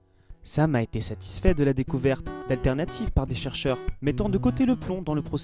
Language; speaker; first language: French; native; French